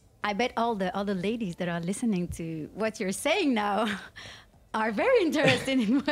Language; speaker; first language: English; non-native, fluent; French